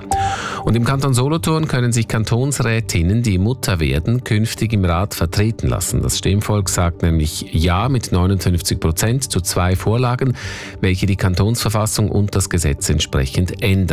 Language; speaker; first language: German; native; German